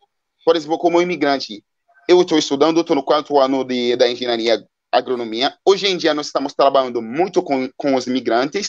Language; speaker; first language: Portuguese; non-native, fluent; Haitian Creole